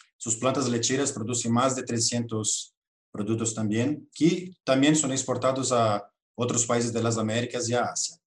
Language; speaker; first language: Spanish; non-native, fluent; Portuguese